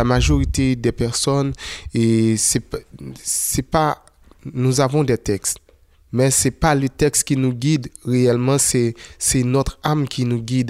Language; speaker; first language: French; non-native, local second language; Haitian Creole